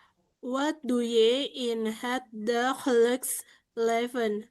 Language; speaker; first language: Dutch; non-native, learner; Indonesian